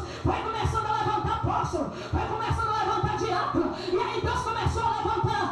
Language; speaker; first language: Portuguese; native; Portuguese